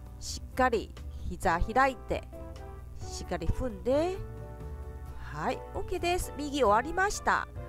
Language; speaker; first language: Japanese; non-native, fluent; Chinese